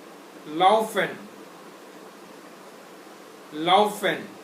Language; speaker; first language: German; non-native, fluent; Hindi